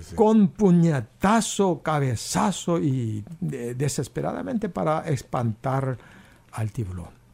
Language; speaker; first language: Spanish; non-native, fluent; Korean